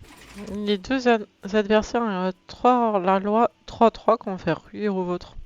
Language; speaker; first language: French; native; French